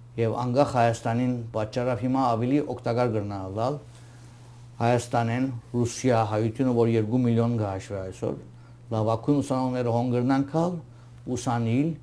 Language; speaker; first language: Armenian; early bilingual, heritage; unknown